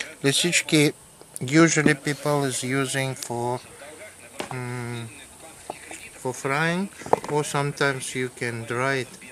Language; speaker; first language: English; non-native, learner; Russian